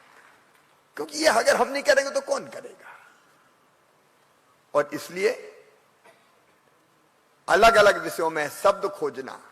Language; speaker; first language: Hindi; native; Hindi